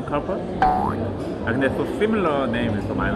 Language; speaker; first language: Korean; native; Korean